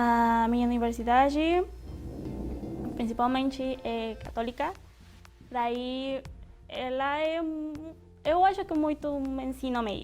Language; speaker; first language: Portuguese; non-native, fluent; Spanish